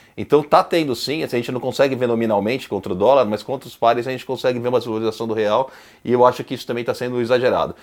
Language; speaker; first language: Portuguese; native; Portuguese